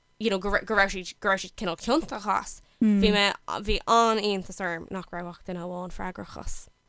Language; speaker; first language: Irish; non-native, local second language; English